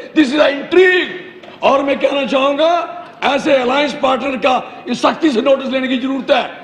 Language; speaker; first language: Hindi; non-native, local second language; Dogri